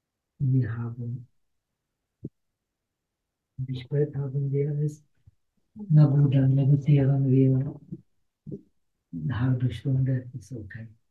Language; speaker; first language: German; non-native, fluent; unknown